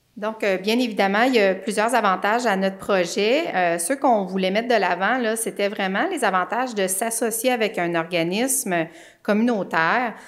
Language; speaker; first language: French; native; French